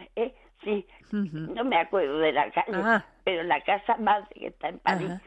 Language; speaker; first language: Spanish; native; Spanish